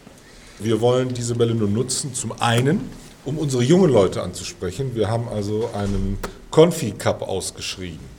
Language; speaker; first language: German; native; German